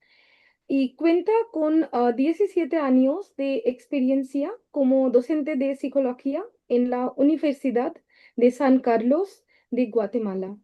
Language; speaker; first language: Spanish; non-native, learner; Bangla